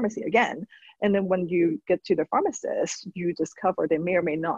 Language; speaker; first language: English; non-native, local second language; Cantonese